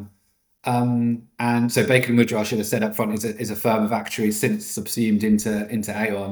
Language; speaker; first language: English; native; English